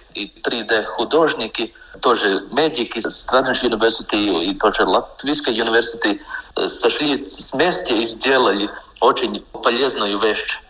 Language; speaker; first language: Russian; non-native, local second language; Latvian